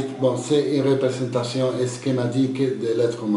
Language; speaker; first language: French; non-native, fluent; Spanish